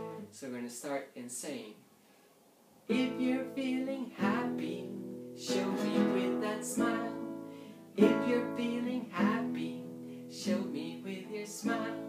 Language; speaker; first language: English; native; English